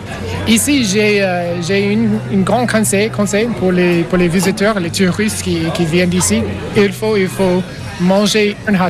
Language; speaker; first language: French; non-native, learner; English